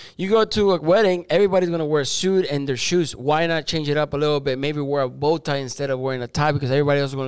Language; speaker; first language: English; early bilingual, other home language; Spanish